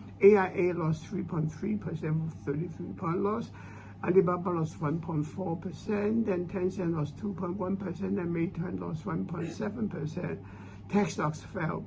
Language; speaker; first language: English; non-native, local second language; Cantonese